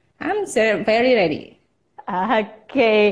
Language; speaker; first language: English; non-native, fluent; Indonesian